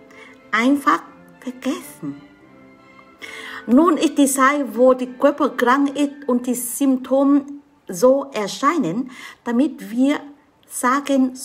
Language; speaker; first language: German; non-native, learner; Vietnamese